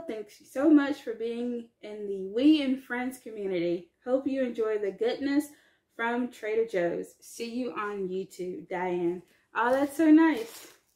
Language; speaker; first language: English; native; English